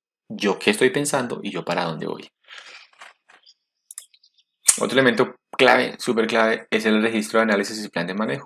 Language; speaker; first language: Spanish; native; Spanish